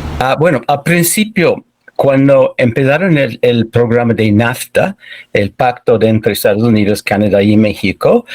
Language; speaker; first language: Spanish; non-native, fluent; English